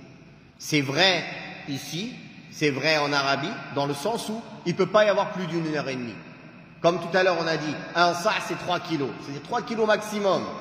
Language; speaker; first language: French; native; French